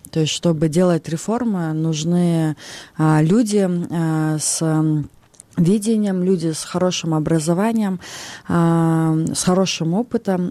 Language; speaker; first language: Russian; non-native, local second language; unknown